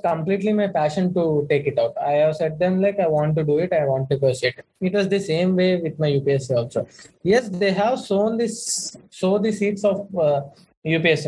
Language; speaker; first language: English; non-native, local second language; Telugu